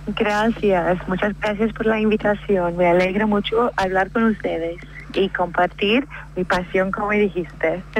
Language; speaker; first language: Spanish; non-native, fluent; English